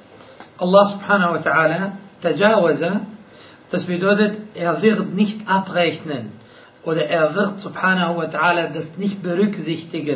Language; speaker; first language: German; non-native, fluent; Arabic